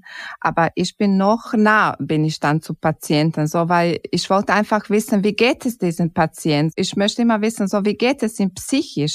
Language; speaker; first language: German; non-native, fluent; Croatian